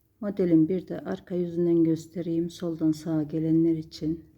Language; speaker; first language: Turkish; native; Turkish